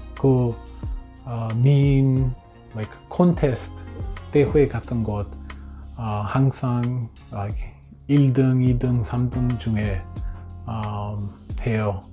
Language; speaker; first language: Korean; non-native, learner; English